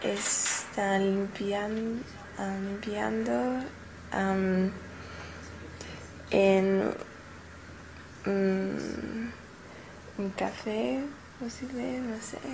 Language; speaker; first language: Spanish; non-native, learner; English